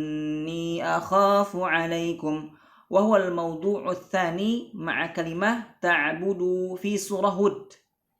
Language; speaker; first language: Arabic; non-native, fluent; Indonesian